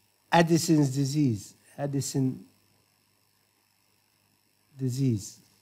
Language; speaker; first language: English; non-native, fluent; Arabic